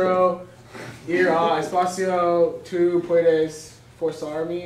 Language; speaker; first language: Spanish; non-native, learner; English